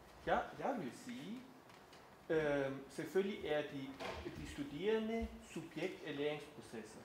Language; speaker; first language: Danish; non-native, fluent; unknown